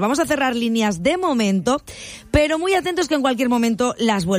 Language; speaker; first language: Spanish; native; Spanish